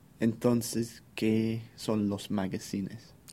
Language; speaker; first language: Spanish; non-native, fluent; English